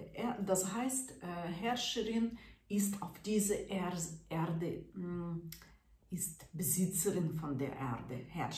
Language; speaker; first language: German; non-native, fluent; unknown